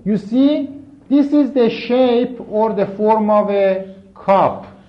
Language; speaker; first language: English; non-native, fluent; Persian